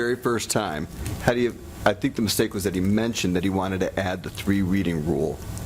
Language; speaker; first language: English; native; English